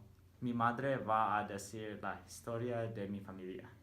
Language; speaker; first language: Spanish; non-native, learner; English